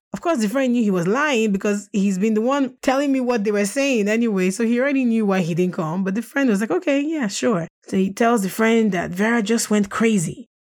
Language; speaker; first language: English; non-native, local second language; Russian